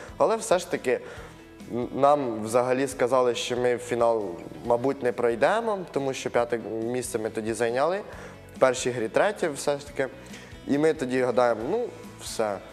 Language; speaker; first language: Ukrainian; native; Ukrainian